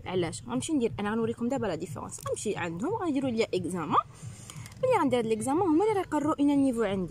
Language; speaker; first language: Arabic; native; Arabic